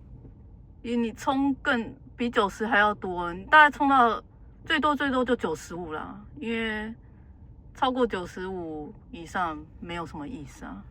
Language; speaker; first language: Chinese; native; Chinese